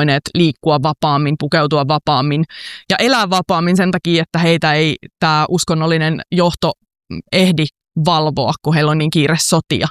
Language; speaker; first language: Finnish; native; Finnish